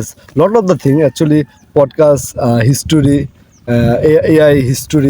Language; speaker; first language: English; non-native, learner; Bangla